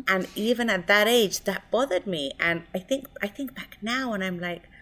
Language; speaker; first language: English; early bilingual, other home language; Hindi